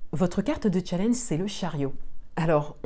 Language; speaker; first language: French; native; French